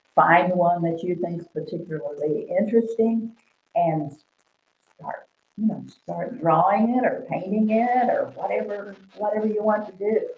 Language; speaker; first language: English; native; English